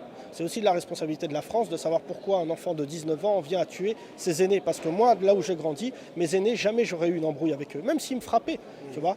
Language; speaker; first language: French; native; French